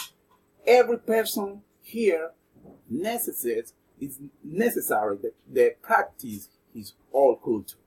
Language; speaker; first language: English; non-native, learner; Spanish